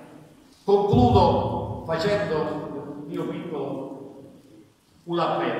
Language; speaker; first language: Italian; native; Italian